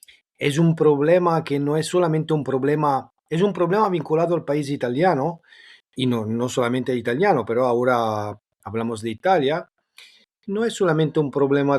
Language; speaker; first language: Spanish; non-native, fluent; Italian